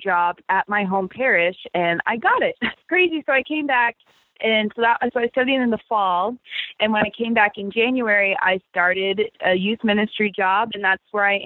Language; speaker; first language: English; native; English